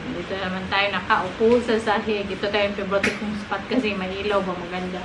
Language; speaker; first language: Filipino; non-native, local second language; Cebuano